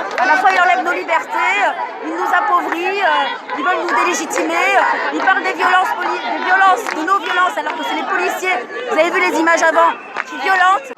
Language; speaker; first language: French; native; French